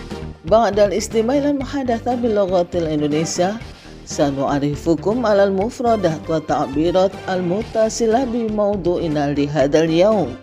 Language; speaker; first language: Arabic; non-native, fluent; Indonesian